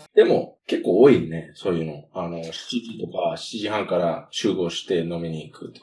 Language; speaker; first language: Japanese; non-native, fluent; English